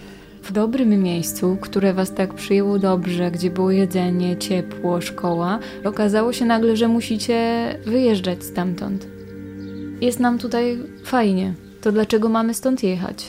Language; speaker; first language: Polish; native; Polish